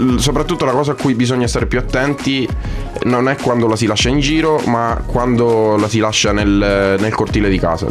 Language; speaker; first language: Italian; native; Italian